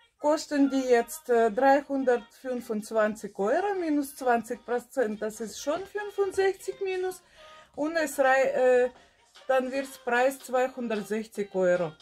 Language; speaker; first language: German; non-native, fluent; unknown